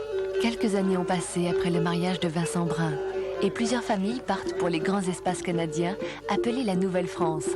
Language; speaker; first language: French; native; French